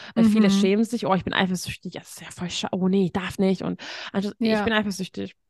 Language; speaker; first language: German; non-native, fluent; Hungarian